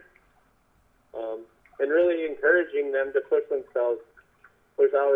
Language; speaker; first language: English; native; English